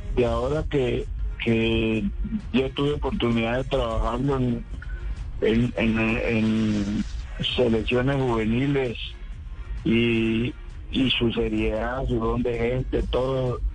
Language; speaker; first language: Spanish; native; Spanish